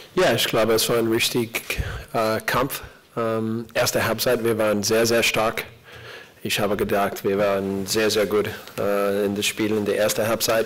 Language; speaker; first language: German; non-native, learner; English